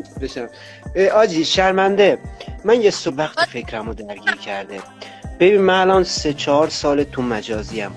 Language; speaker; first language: Persian; non-native, local second language; Azerbaijani